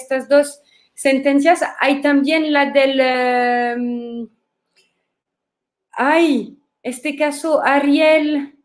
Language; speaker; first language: Spanish; non-native, fluent; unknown